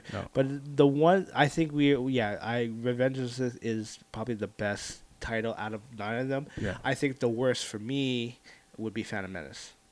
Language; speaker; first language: English; early bilingual, other home language; Filipino